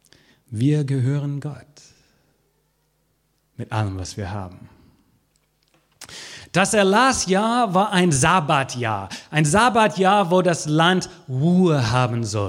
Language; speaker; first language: German; non-native, fluent; English